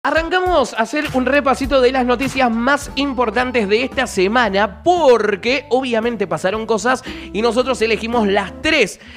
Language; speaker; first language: Spanish; native; Spanish